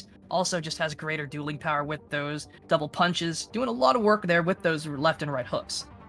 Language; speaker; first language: English; native; English